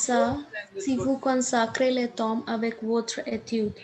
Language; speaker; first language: French; non-native, learner; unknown